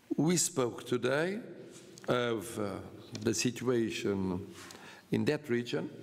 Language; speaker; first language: English; non-native, fluent; Portuguese